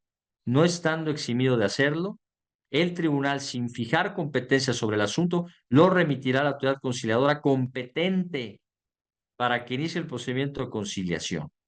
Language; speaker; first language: Spanish; native; Spanish